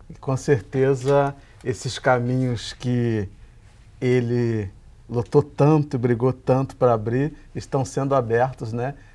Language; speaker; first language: Portuguese; native; Portuguese